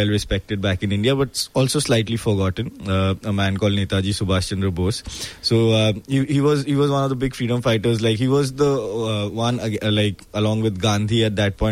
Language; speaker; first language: English; non-native, local second language; Bangla